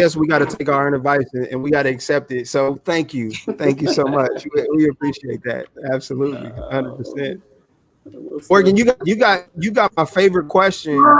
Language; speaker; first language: English; native; English